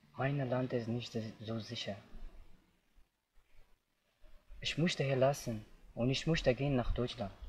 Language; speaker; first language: German; non-native, learner; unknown